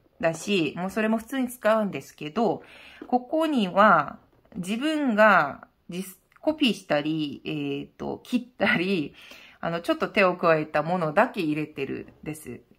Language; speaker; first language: Japanese; non-native, fluent; Korean